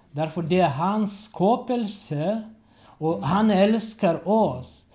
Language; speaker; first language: Swedish; non-native, learner; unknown